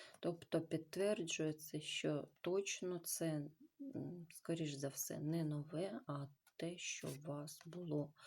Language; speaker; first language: Ukrainian; non-native, local second language; Russian